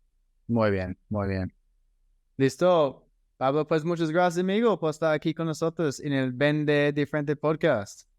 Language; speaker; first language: Spanish; non-native, fluent; English